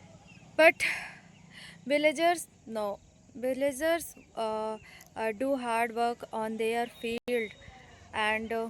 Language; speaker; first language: English; non-native, learner; Hindi